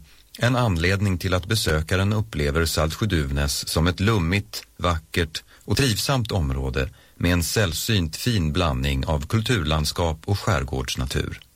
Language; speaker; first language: Swedish; native; Swedish